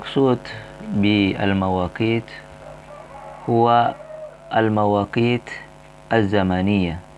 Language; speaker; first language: Arabic; non-native, fluent; Indonesian